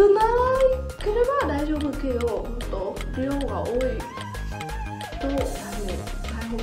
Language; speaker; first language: Japanese; non-native, learner; Vietnamese